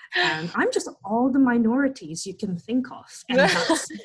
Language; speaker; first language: English; non-native, fluent; Indonesian